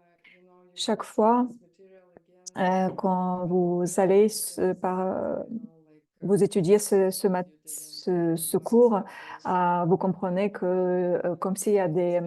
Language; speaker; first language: French; non-native, fluent; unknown